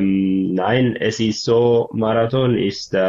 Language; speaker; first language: German; non-native, learner; Tigrinya